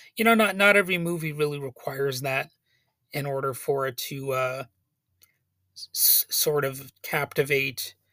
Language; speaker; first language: English; native; English